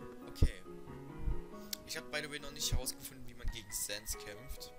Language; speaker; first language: German; native; German